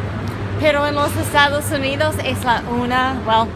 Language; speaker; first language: Spanish; non-native, fluent; English